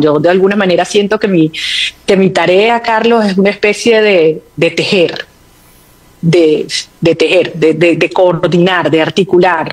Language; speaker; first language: Spanish; native; Spanish